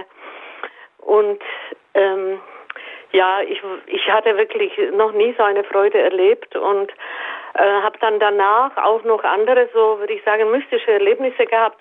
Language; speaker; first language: German; native; German